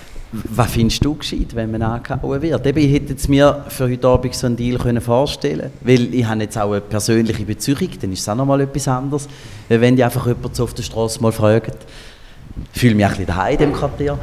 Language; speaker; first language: German; native; German